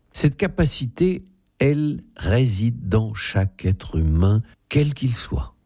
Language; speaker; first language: French; native; French